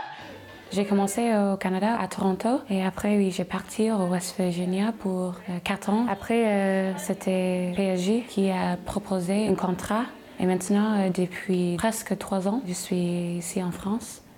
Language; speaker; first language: French; non-native, learner; English